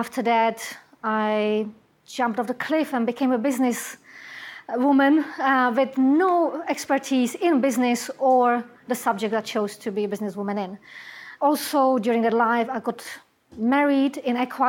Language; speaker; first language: English; non-native, fluent; Czech